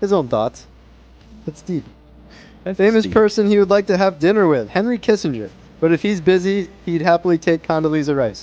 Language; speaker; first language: English; native; English